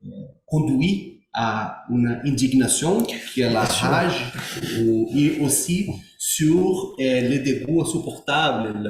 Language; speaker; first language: French; non-native, learner; Portuguese